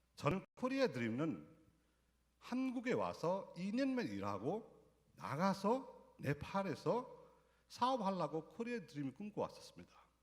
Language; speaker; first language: Korean; non-native, fluent; Nepali